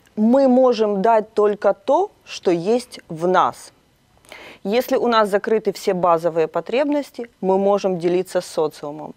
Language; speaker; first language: Russian; native; Russian